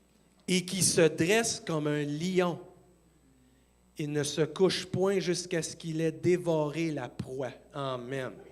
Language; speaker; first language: French; native; French